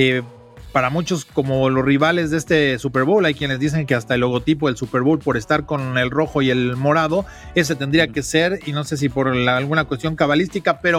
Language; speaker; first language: Spanish; native; Spanish